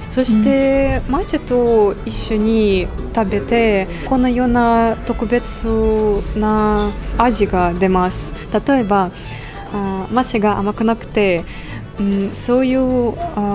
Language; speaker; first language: Japanese; non-native, fluent; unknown